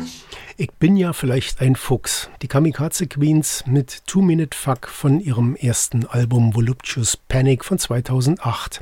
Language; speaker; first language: German; native; German